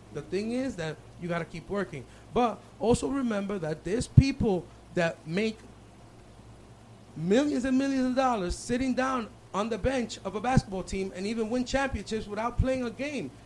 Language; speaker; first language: English; early bilingual, other home language; Spanish